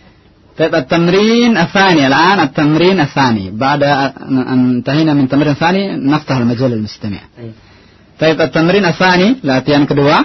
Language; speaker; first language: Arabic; non-native, fluent; Indonesian